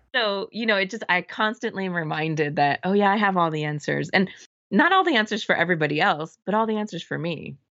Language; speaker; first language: English; native; English